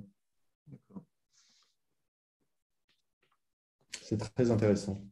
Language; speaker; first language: French; non-native, fluent; Italian